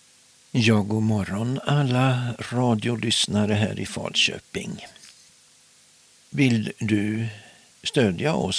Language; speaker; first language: Swedish; native; Swedish